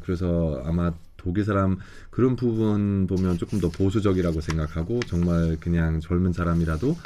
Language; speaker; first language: Korean; non-native, fluent; German